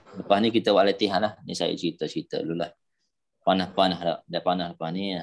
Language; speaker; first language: Malay; native; Malay